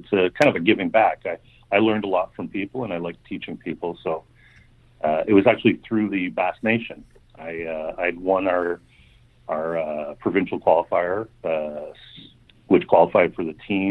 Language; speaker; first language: English; native; English